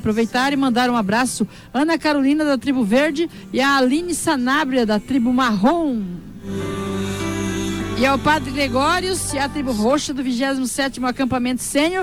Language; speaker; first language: Portuguese; native; Portuguese